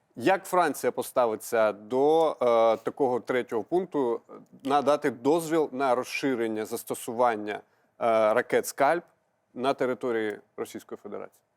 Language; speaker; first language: Ukrainian; native; Ukrainian